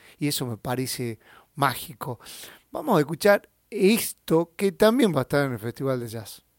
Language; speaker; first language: Spanish; native; Spanish